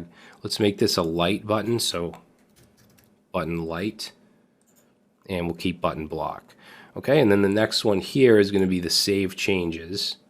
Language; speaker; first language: English; native; English